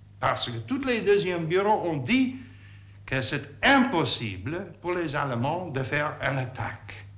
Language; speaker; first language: French; non-native, fluent; English